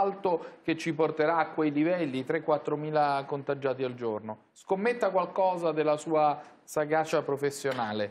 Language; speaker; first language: Italian; native; Italian